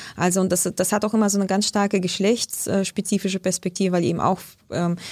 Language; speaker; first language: German; early bilingual, other home language; Lithuanian